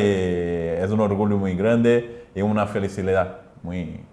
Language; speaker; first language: Spanish; non-native, learner; Portuguese